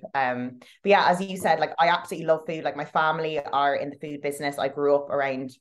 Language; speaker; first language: English; native; English